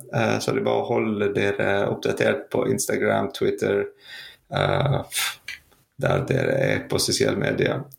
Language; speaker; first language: Norwegian; non-native, fluent; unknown